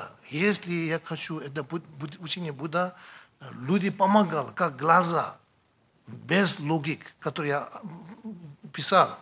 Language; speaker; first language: Russian; non-native, learner; Tibetan